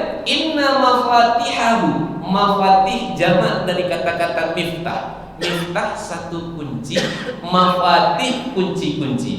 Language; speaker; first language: Malay; native; Malay